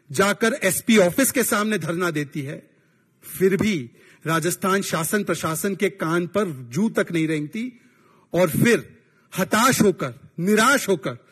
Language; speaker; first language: Hindi; native; Hindi